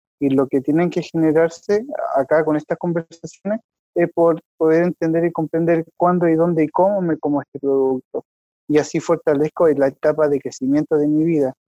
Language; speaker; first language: Spanish; native; Spanish